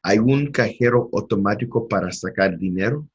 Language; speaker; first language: Spanish; non-native, learner; English